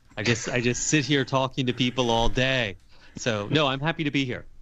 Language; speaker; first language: English; native; English